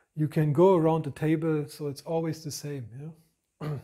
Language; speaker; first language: English; non-native, fluent; German